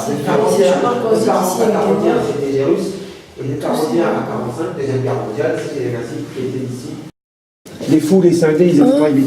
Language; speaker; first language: French; native; French